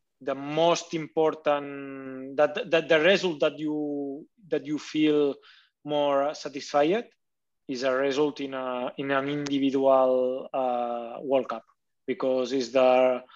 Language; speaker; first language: English; non-native, learner; Catalan